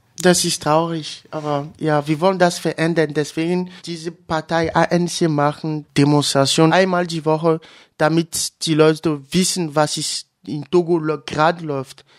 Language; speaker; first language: German; non-native, learner; Ewe